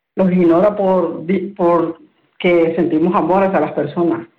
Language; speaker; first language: Spanish; native; Spanish